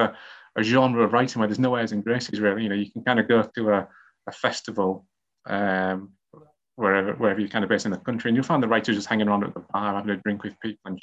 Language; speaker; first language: English; native; English